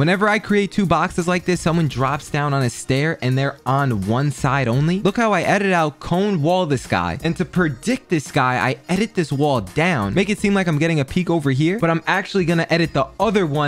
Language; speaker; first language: English; native; English